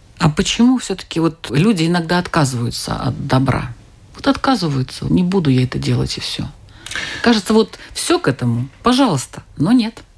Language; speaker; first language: Russian; native; Russian